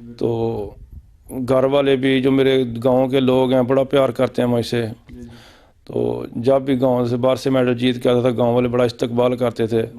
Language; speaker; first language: Urdu; non-native, local second language; Punjabi